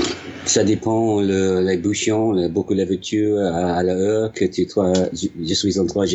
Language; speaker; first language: French; non-native, learner; English